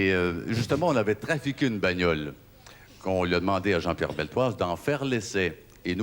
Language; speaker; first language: French; native; French